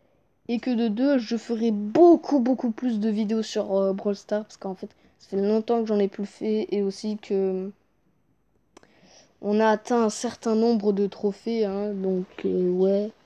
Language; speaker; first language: French; native; French